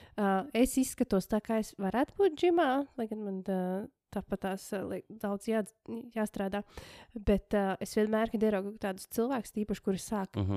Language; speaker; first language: Latvian; native; Latvian